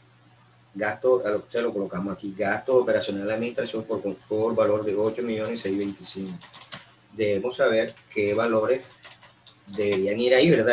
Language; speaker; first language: Spanish; native; Spanish